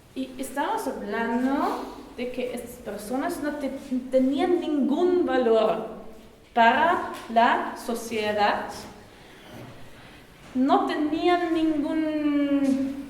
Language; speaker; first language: Spanish; non-native, learner; German